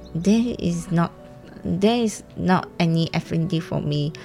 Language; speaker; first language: English; non-native, local second language; Chinese